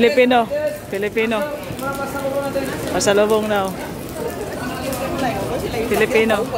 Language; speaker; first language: Filipino; non-native, local second language; Cebuano